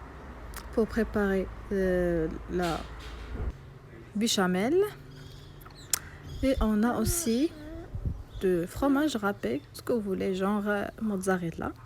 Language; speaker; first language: French; non-native, local second language; Arabic